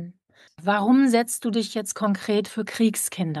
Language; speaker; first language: German; native; German